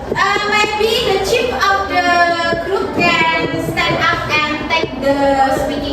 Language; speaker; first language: English; non-native, fluent; Indonesian